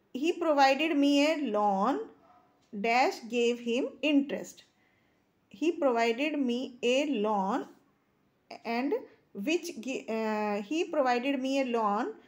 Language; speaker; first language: Hindi; native; Hindi